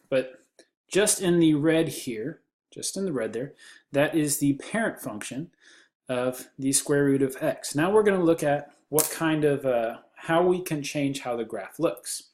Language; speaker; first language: English; native; English